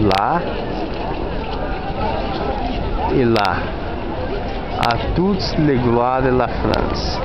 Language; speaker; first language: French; non-native, learner; Portuguese